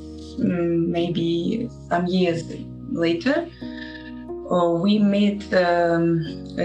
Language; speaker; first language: English; non-native, learner; Russian